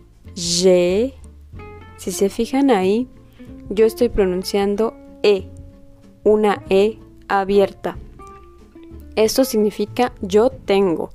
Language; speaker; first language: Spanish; non-native, fluent; French